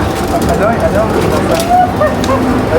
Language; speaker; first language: English; non-native, learner; French